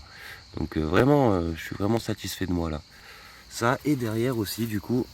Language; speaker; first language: French; native; French